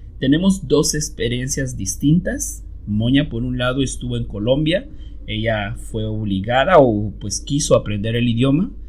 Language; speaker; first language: Spanish; native; Spanish